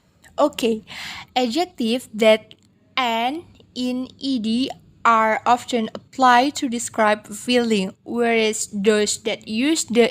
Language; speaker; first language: English; non-native, learner; Indonesian